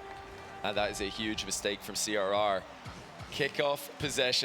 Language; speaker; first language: English; native; English